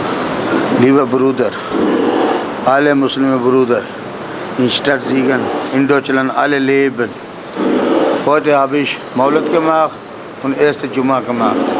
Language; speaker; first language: German; non-native, learner; Urdu